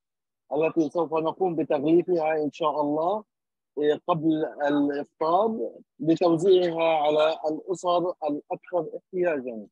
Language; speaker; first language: Arabic; native; Arabic